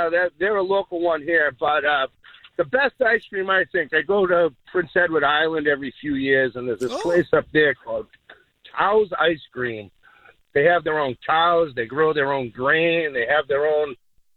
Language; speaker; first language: English; native; English